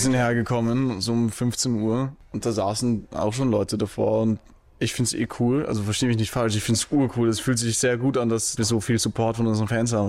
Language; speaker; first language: German; native; German